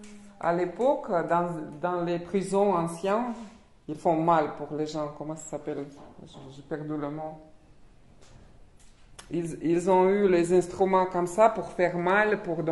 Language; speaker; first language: French; non-native, learner; Russian